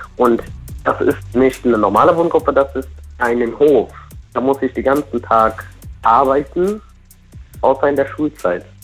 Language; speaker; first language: German; non-native, fluent; Portuguese